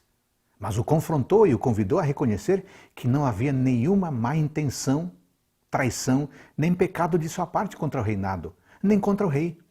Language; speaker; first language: Portuguese; native; Portuguese